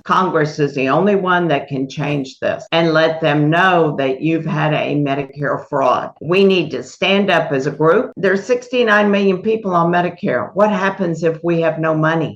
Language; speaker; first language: English; native; English